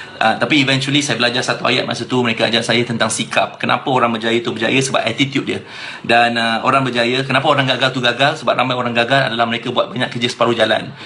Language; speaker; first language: Malay; native; Malay